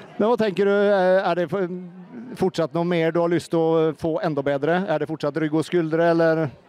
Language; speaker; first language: Norwegian; native; Norwegian